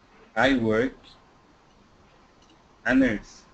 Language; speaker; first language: English; non-native, learner; Portuguese